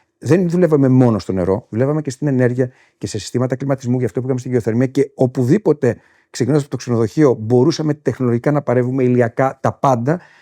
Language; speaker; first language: Greek; native; Greek